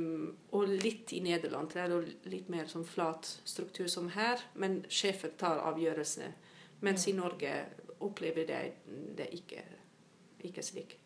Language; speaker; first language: Norwegian; non-native, fluent; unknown